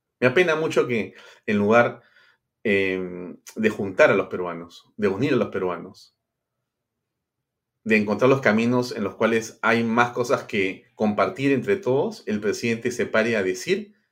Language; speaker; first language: Spanish; native; Spanish